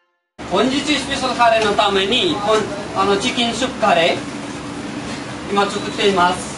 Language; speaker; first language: Japanese; non-native, learner; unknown